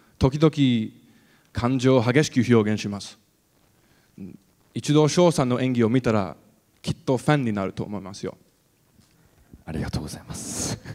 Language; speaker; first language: Japanese; non-native, learner; English